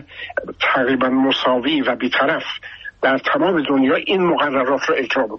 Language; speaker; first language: Persian; native; Persian